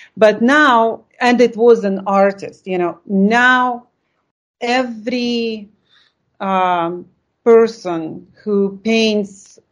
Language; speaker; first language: English; non-native, fluent; Lithuanian